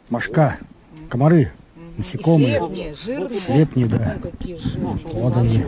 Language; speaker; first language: Russian; native; Russian